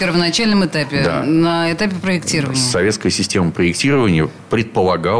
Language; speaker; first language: Russian; native; Russian